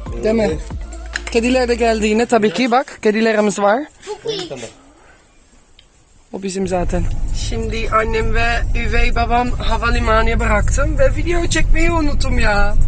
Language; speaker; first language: Turkish; non-native, fluent; Dutch